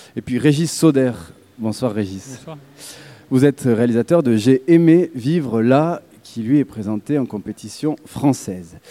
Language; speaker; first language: French; native; French